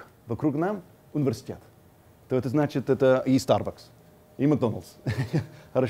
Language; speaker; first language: Russian; non-native, fluent; English